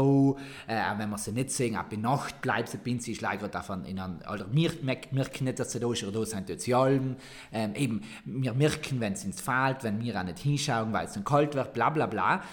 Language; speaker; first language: German; native; German